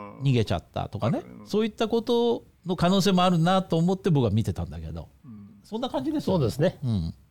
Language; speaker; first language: Japanese; native; Japanese